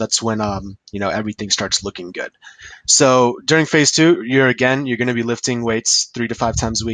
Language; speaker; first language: English; native; English